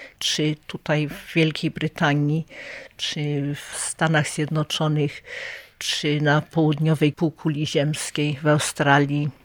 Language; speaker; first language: Polish; early bilingual, heritage; Polish